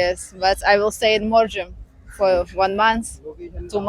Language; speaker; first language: English; non-native, fluent; Russian